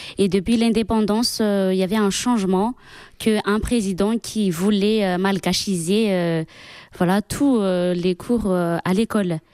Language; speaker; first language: French; non-native, local second language; Malagasy